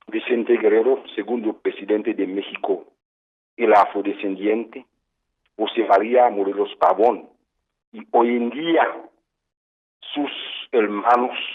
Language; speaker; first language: Spanish; non-native, fluent; Haitian Creole